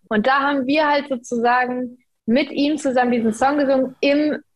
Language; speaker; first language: German; native; German